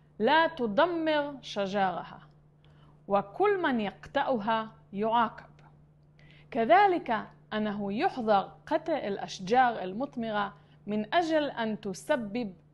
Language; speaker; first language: Arabic; non-native, fluent; Hebrew